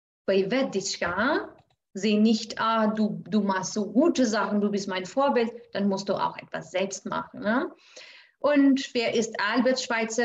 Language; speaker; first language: German; non-native, fluent; Albanian